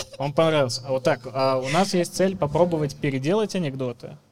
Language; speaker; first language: Russian; native; Russian